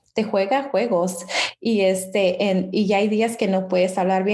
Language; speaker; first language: Spanish; early bilingual, heritage; Spanish